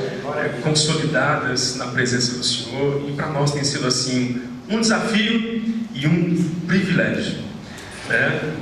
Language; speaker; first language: Portuguese; native; Portuguese